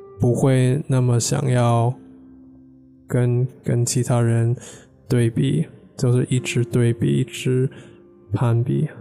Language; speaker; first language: Chinese; non-native, fluent; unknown